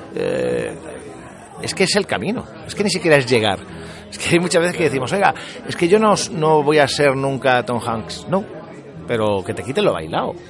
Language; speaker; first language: Spanish; native; Spanish